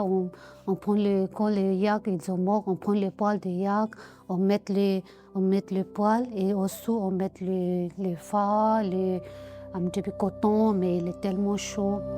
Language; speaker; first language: French; non-native, learner; Tibetan